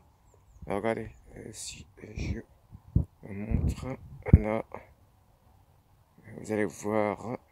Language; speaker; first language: French; non-native, fluent; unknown